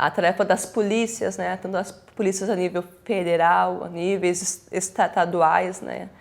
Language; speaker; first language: Portuguese; native; Portuguese